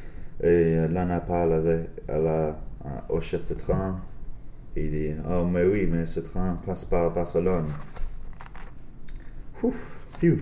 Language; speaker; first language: French; non-native, learner; English